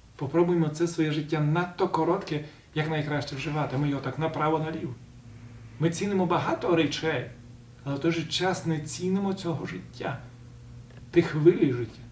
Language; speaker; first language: Ukrainian; native; Ukrainian